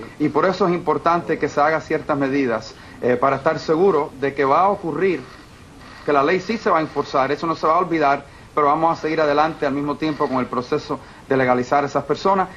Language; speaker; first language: Spanish; early bilingual, heritage; Spanish